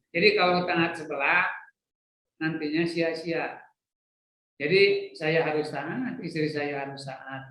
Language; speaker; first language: Indonesian; non-native, local second language; Sundanese